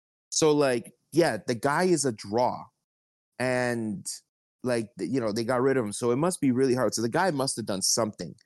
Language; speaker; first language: English; early bilingual, other home language; Spanish